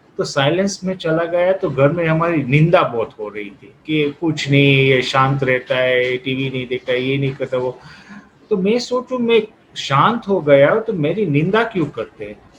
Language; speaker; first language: Hindi; non-native, fluent; Gujarati